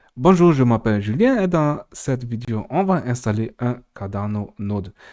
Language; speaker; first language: French; non-native, fluent; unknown